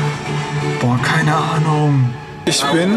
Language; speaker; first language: German; native; German